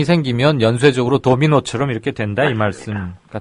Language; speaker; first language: Korean; native; Korean